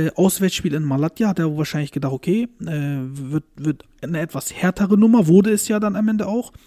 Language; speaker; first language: German; early bilingual, other home language; Turkish